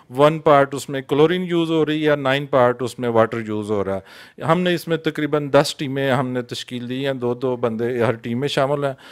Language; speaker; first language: Urdu; non-native, local second language; Punjabi